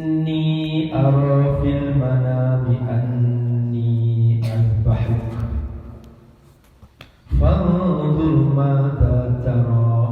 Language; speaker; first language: Arabic; non-native, fluent; Indonesian